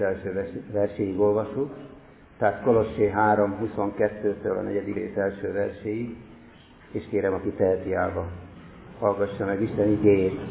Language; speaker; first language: Hungarian; native; Hungarian